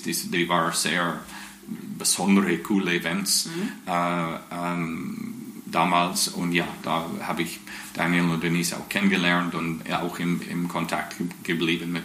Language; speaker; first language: German; non-native, fluent; English